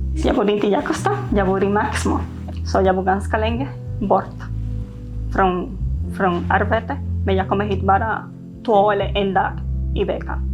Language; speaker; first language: Swedish; non-native, fluent; Spanish